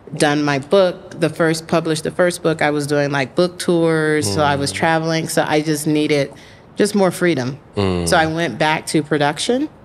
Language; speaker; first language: English; native; English